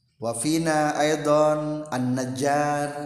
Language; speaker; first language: Arabic; non-native, fluent; Indonesian